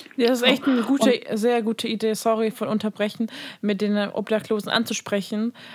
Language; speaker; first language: German; non-native, fluent; Hungarian